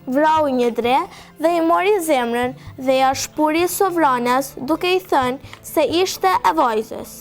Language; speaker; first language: Albanian; native; Albanian